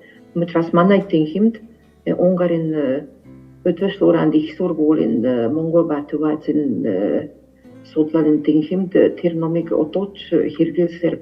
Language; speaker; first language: Mongolian; non-native, fluent; Hungarian